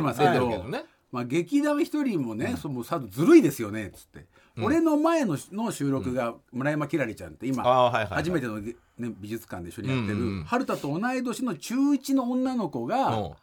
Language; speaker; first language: Japanese; native; Japanese